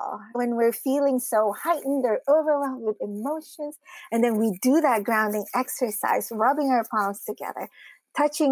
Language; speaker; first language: English; non-native, local second language; Filipino